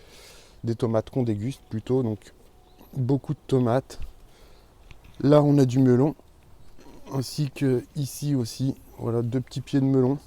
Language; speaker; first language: French; native; French